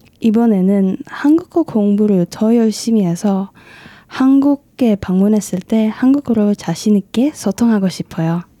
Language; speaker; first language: Korean; non-native, fluent; Indonesian